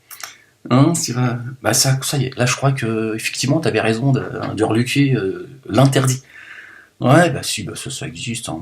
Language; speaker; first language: French; native; French